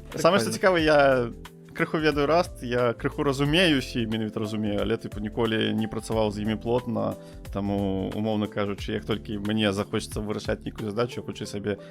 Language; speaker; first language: Belarusian; non-native, local second language; Russian